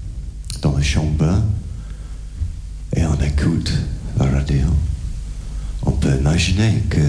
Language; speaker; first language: French; non-native, learner; English